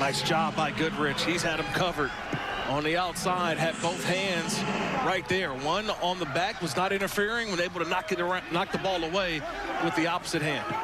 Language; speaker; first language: English; native; English